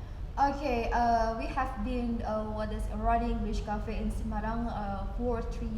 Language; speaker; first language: English; non-native, learner; Indonesian